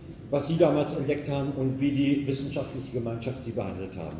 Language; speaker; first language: German; native; German